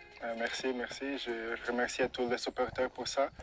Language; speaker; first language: French; non-native, fluent; Portuguese